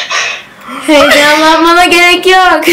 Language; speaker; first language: Turkish; native; Turkish